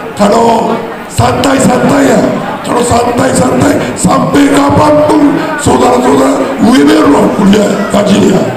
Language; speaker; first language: Indonesian; non-native, fluent; Japanese